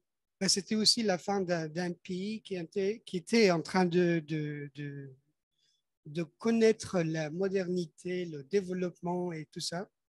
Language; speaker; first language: French; non-native, fluent; Persian